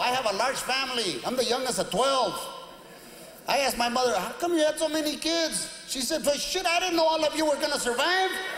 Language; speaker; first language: English; early bilingual, other home language; Spanish